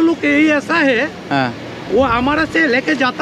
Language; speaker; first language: Hindi; non-native, learner; Bangla